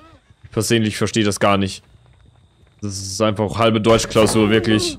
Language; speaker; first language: German; native; German